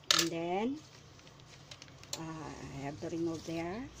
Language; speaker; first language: English; non-native, local second language; Filipino